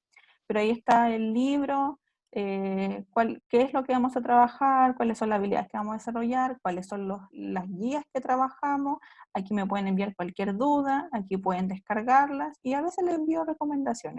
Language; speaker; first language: Spanish; native; Spanish